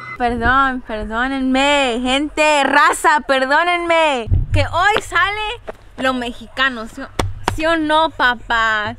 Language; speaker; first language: Spanish; early bilingual, heritage; Spanish